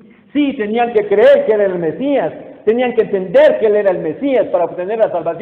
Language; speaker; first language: Spanish; native; Spanish